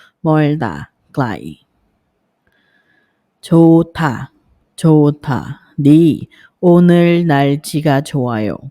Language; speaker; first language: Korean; non-native, fluent; Thai